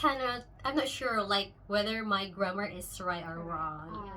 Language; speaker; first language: English; non-native, local second language; Indonesian